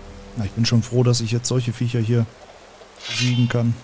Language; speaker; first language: German; native; German